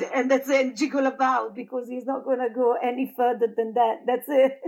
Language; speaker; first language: English; non-native, fluent; Italian